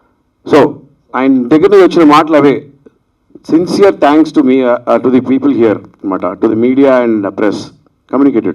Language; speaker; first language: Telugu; native; Telugu